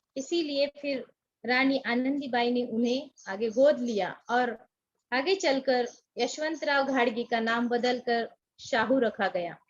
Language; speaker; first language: Hindi; non-native, local second language; Marathi